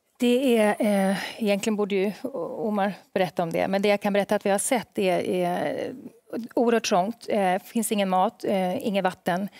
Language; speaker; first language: Swedish; native; Swedish